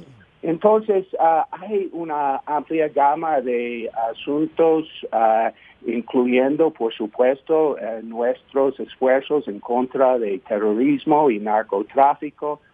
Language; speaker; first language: Spanish; non-native, fluent; English